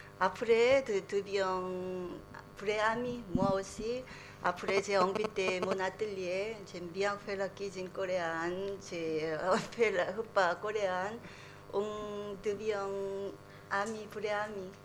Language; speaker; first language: French; non-native, learner; Korean